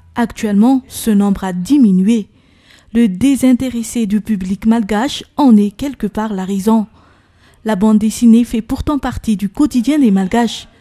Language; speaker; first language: French; non-native, local second language; Malagasy